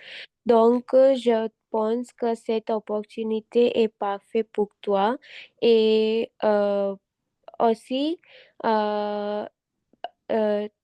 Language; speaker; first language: French; non-native, learner; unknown